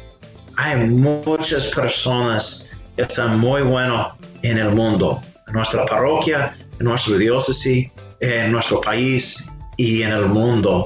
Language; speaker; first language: Spanish; non-native, fluent; English